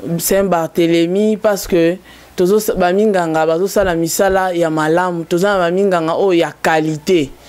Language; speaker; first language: Lingala; native; Lingala